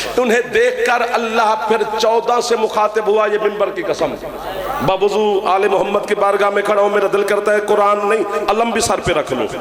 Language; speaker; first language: Urdu; non-native, local second language; Punjabi